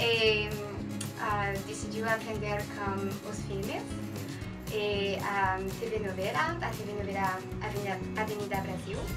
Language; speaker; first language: Portuguese; non-native, learner; French